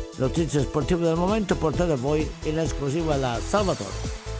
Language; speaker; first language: Italian; native; Italian